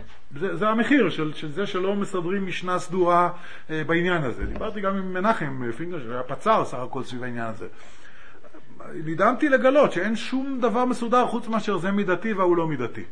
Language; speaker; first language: Hebrew; native; Hebrew